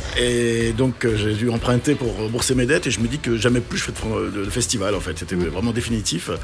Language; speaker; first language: French; non-native, local second language; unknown